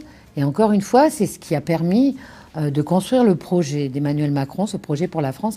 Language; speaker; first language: French; native; French